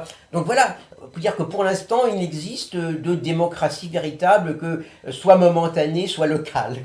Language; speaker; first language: French; native; French